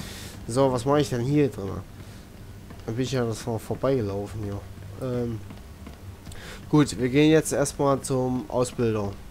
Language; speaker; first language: German; native; German